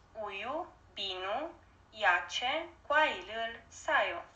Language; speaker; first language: Korean; non-native, learner; Romanian